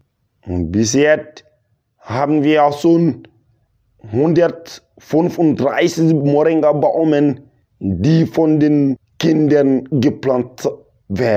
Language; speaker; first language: German; non-native, local second language; Bambara